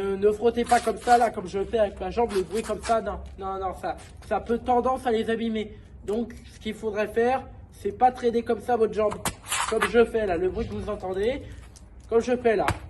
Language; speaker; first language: French; native; French